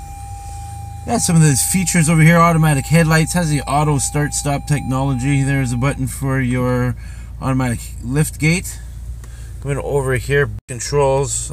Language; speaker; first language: English; native; English